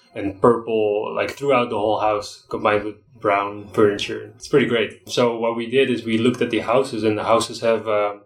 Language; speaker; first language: English; non-native, fluent; Dutch